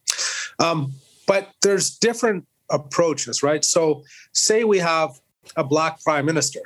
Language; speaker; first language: English; native; English